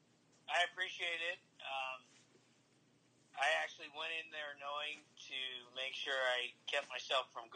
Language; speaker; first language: English; native; English